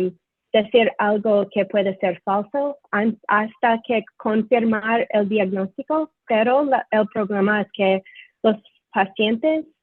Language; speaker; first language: Spanish; non-native, fluent; English